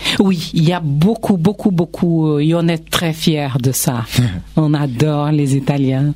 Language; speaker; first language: French; non-native, fluent; Portuguese